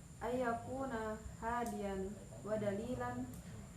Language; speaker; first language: Arabic; non-native, fluent; Indonesian